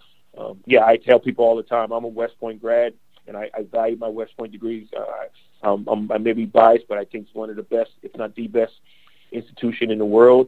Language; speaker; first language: English; native; English